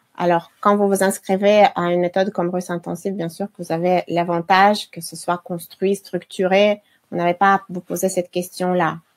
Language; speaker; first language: French; non-native, fluent; Russian